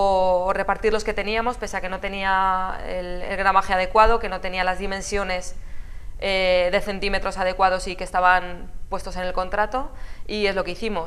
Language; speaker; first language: Spanish; native; Spanish